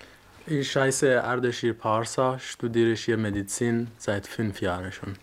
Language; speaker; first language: German; non-native, fluent; Persian